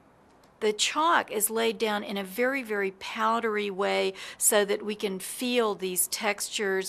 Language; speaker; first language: English; native; English